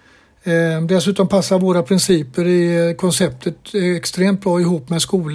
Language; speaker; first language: Swedish; native; Swedish